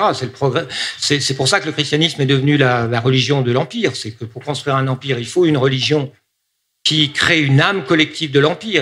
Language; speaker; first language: French; native; French